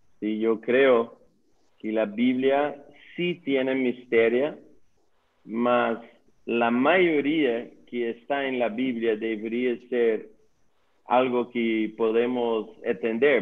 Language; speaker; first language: Spanish; non-native, learner; Dutch